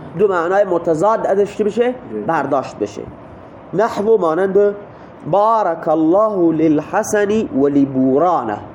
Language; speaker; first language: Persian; non-native, local second language; Baluchi